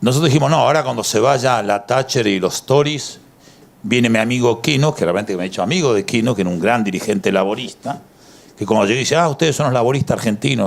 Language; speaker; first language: Spanish; native; Spanish